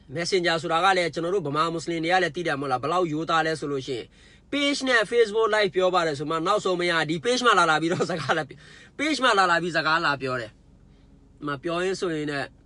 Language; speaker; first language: Burmese; non-native, local second language; Mon